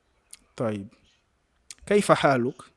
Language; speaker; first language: Arabic; non-native, fluent; French